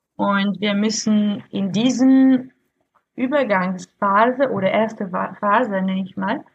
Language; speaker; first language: German; non-native, fluent; French